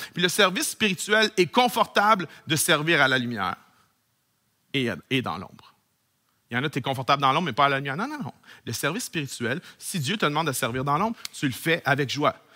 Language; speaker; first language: French; native; French